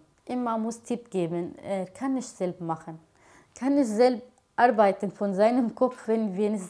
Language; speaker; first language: German; non-native, learner; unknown